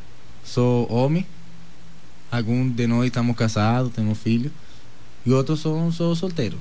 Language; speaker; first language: Portuguese; non-native, fluent; Spanish